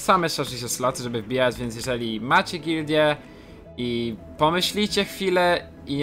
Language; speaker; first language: Polish; native; Polish